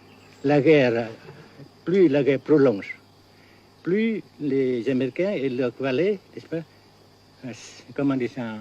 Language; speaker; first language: French; non-native, fluent; Vietnamese